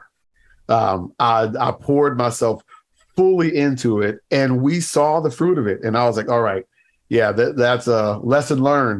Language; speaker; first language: English; native; English